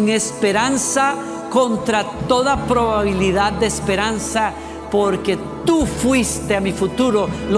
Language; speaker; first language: Spanish; native; Spanish